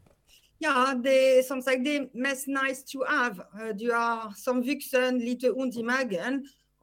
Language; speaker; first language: Swedish; non-native, fluent; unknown